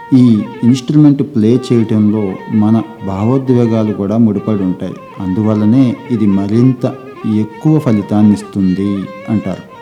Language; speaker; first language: Telugu; native; Telugu